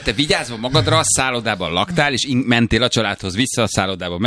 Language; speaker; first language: Hungarian; native; Hungarian